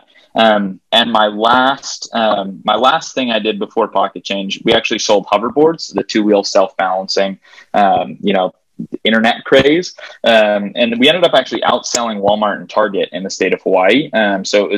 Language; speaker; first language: English; native; English